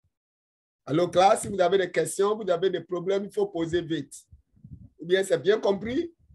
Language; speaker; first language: French; non-native, fluent; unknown